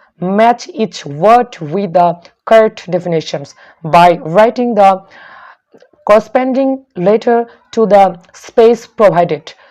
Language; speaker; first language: English; non-native, local second language; Bangla